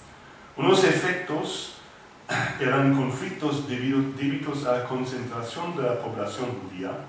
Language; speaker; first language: Spanish; non-native, fluent; English